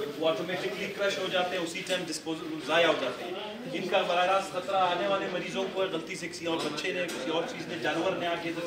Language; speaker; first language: Urdu; non-native, local second language; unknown